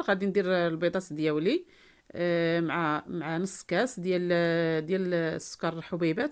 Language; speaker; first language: Arabic; native; Arabic